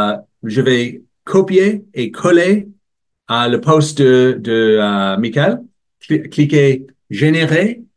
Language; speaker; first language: French; non-native, learner; English